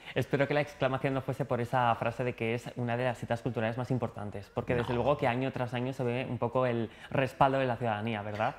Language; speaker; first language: Spanish; native; Spanish